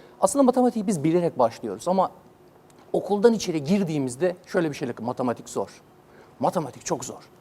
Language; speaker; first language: Turkish; native; Turkish